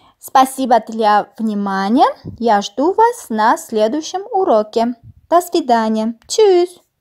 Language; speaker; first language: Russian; non-native, fluent; Armenian